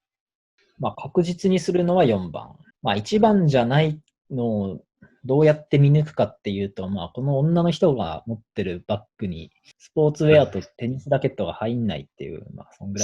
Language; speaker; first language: Japanese; native; Japanese